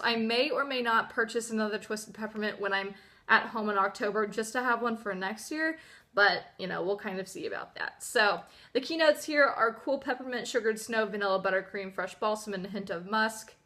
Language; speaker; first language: English; native; English